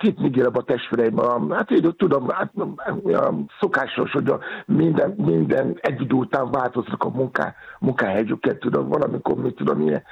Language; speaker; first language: Hungarian; non-native, learner; Yoruba